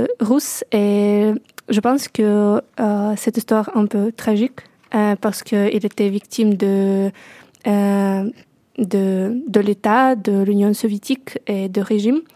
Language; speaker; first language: French; non-native, learner; Russian